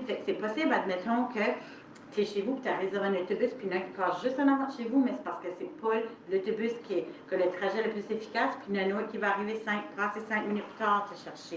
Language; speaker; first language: French; native; French